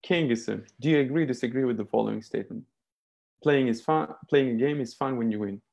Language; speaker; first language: English; non-native, fluent; Uzbek